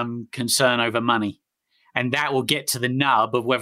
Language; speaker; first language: English; native; English